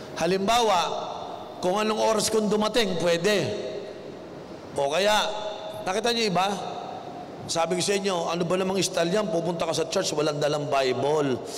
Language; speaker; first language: Filipino; native; Filipino